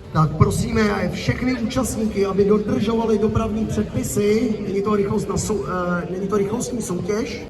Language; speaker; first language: Czech; native; Czech